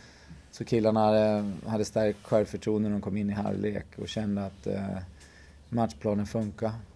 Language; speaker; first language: Swedish; native; Swedish